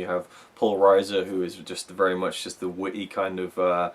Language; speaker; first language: English; native; English